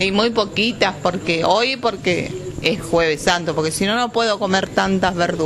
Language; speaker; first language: Spanish; native; Spanish